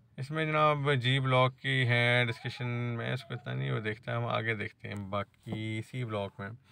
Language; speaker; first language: Urdu; native; Urdu